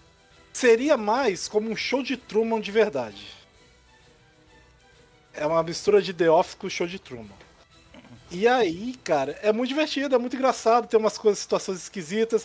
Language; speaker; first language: Portuguese; native; Portuguese